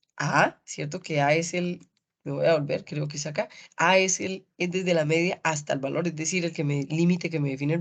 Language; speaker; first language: Spanish; native; Spanish